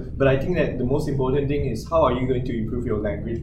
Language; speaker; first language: English; non-native, local second language; Chinese